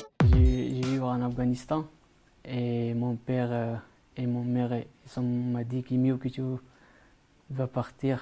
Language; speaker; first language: French; non-native, learner; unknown